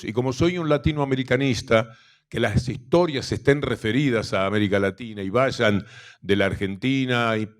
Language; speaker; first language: Spanish; native; Spanish